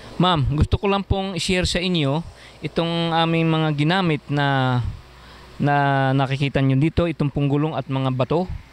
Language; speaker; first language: Filipino; native; Filipino